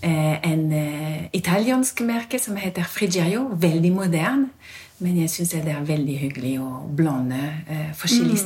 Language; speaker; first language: Norwegian; non-native, fluent; French